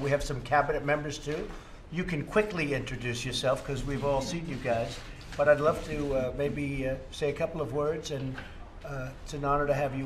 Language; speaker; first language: English; native; English